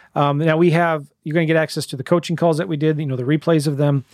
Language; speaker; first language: English; native; English